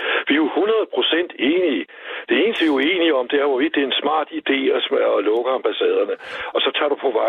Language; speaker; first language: Danish; native; Danish